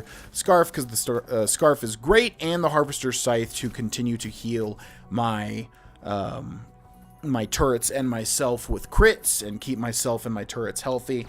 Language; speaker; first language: English; native; English